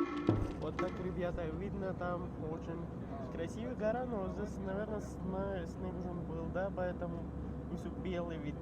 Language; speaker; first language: Russian; non-native, learner; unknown